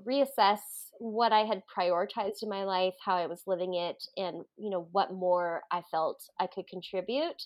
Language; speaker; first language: English; native; English